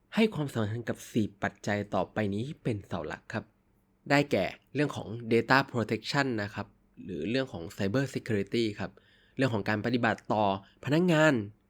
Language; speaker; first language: Thai; native; Thai